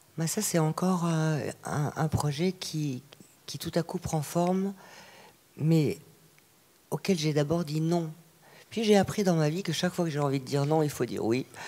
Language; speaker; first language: French; native; French